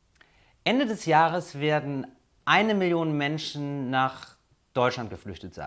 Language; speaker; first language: German; native; German